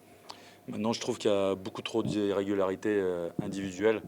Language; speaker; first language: French; native; French